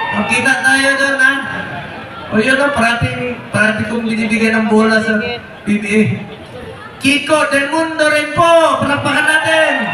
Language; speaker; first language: Filipino; non-native, local second language; Cebuano